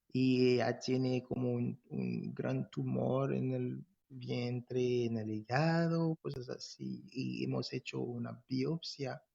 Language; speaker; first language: Spanish; non-native, fluent; English